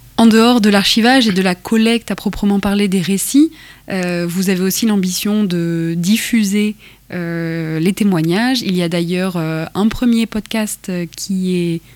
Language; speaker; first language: French; native; French